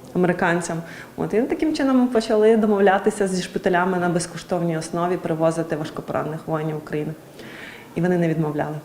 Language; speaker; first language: Ukrainian; native; Ukrainian